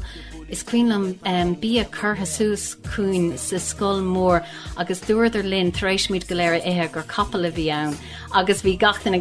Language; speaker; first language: Irish; non-native, local second language; English